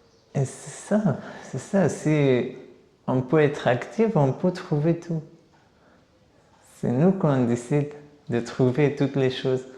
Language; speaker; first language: French; non-native, learner; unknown